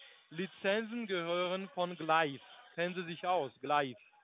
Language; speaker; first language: German; non-native, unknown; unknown